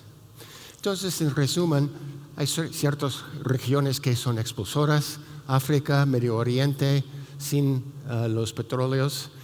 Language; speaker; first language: Spanish; non-native, fluent; English